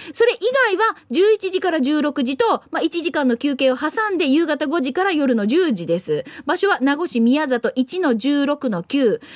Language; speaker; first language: Japanese; native; Japanese